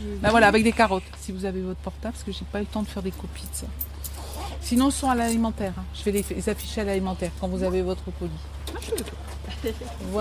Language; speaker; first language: French; native; French